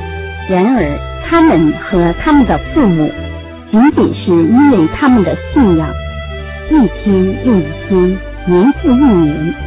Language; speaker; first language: Chinese; native; Chinese